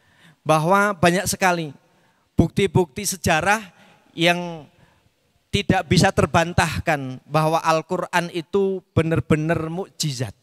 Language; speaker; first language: Indonesian; native; Indonesian